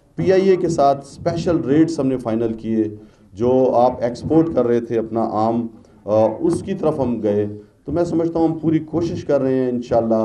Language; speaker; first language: Urdu; non-native, local second language; Pashto